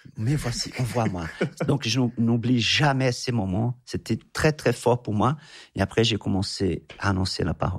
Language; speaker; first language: French; non-native, fluent; Portuguese